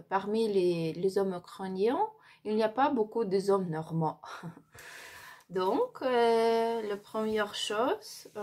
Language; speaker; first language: French; non-native, learner; Ukrainian